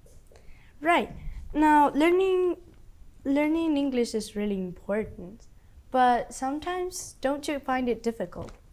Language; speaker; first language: English; non-native, fluent; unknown